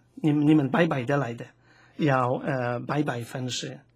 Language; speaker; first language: Chinese; non-native, fluent; Polish